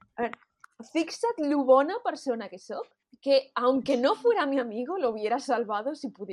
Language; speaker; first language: Spanish; non-native, local second language; Catalan